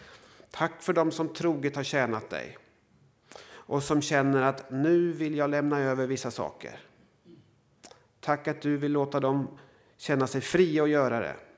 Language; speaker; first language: Swedish; native; Swedish